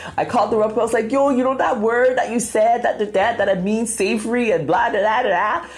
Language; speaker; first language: English; non-native, local second language; Akan